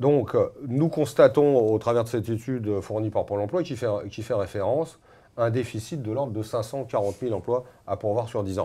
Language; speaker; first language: French; native; French